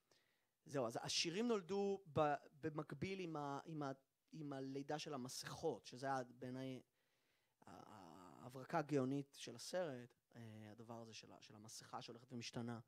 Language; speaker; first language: Hebrew; native; Hebrew